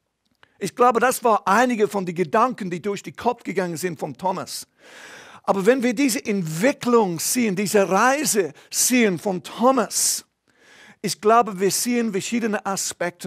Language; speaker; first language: German; non-native, fluent; English